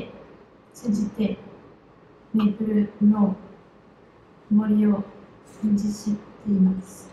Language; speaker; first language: Japanese; non-native, learner; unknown